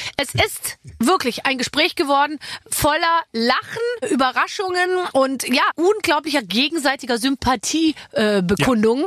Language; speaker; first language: German; native; German